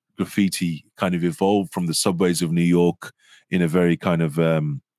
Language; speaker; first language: English; native; English